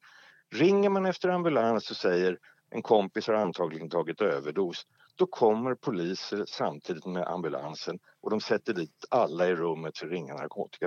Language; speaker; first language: Swedish; native; Swedish